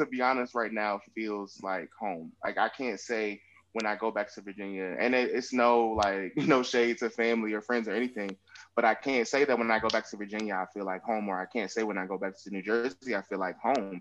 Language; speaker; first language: English; native; English